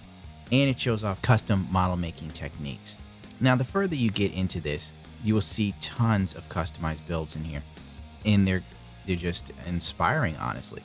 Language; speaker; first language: English; native; English